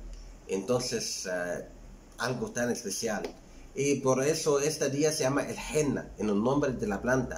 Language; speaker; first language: Spanish; non-native, fluent; Arabic